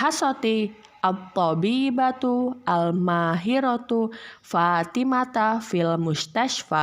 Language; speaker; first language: Arabic; non-native, learner; Indonesian